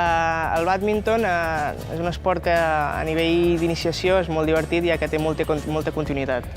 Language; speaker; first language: Catalan; native; Catalan